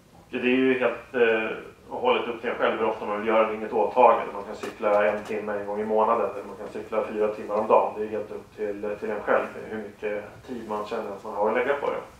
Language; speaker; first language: Swedish; native; Swedish